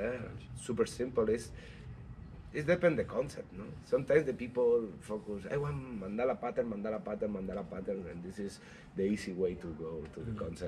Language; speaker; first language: English; non-native, learner; Spanish